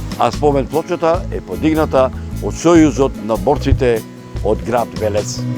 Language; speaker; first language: Macedonian; native; Macedonian